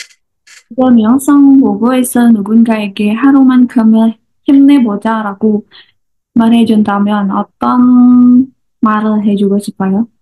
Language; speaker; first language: Korean; non-native, learner; Indonesian